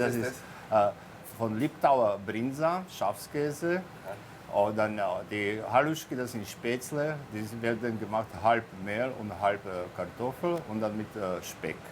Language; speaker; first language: German; non-native, fluent; Slovak